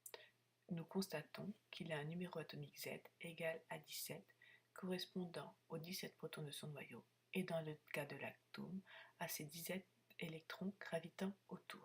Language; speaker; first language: French; native; French